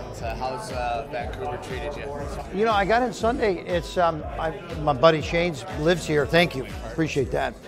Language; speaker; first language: English; native; English